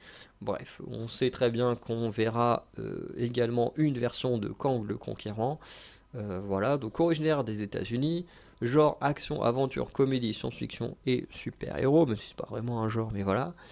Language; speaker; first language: French; native; French